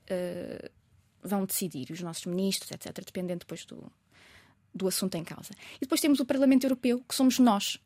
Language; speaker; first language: Portuguese; native; Portuguese